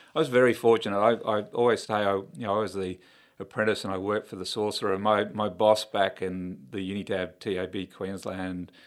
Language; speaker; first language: English; native; English